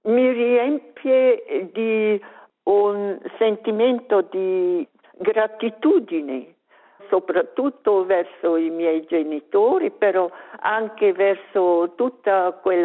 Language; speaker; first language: Italian; non-native, local second language; Romansh